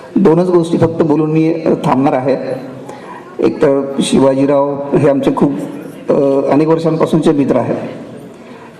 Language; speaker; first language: Marathi; native; Marathi